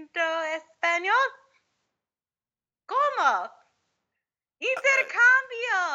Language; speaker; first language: Spanish; non-native, learner; English